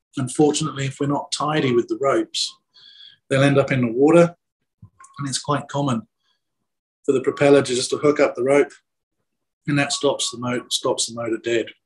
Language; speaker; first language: English; native; English